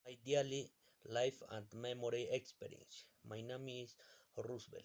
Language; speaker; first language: English; non-native, learner; Spanish